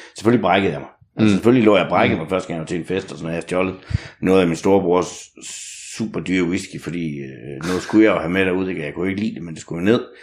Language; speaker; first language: Danish; native; Danish